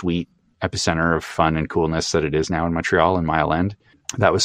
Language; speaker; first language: English; native; English